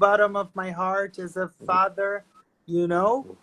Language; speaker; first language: English; non-native, fluent; Portuguese